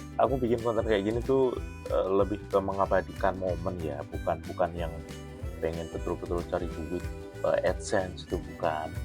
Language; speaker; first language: Indonesian; non-native, local second language; Javanese